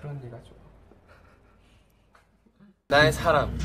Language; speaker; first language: Korean; non-native, fluent; Japanese